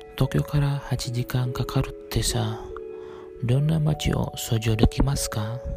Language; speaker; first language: Japanese; non-native, fluent; Indonesian